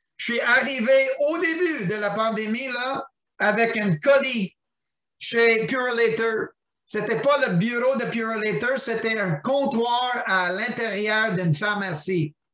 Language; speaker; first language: French; non-native, local second language; English